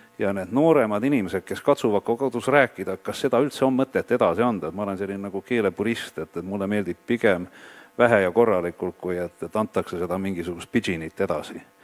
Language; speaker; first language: Estonian; native; Estonian